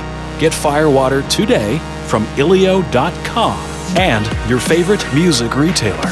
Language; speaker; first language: English; native; English